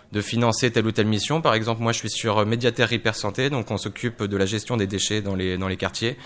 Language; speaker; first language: French; native; French